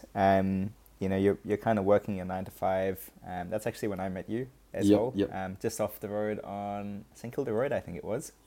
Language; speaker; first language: English; early bilingual, other home language; Hindi